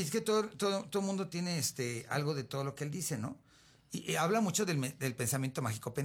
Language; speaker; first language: Spanish; native; Spanish